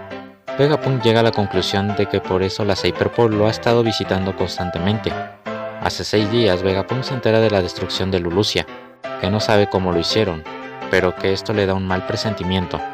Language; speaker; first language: Spanish; native; Spanish